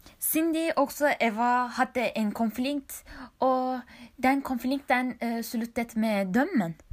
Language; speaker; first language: Norwegian; non-native, learner; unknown